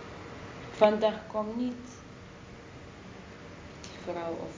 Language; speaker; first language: Dutch; non-native, learner; Arabic